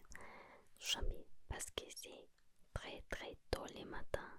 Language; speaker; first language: French; non-native, learner; Spanish